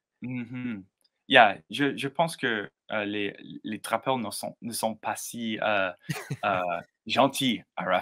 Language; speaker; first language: French; non-native, learner; English